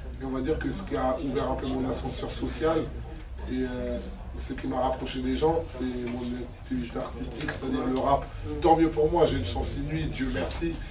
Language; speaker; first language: French; non-native, local second language; Lingala